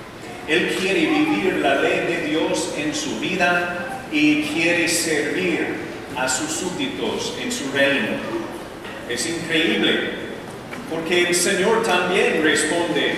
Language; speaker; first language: Spanish; non-native, fluent; English